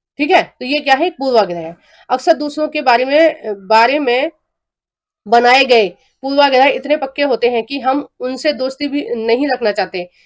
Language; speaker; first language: Hindi; native; Hindi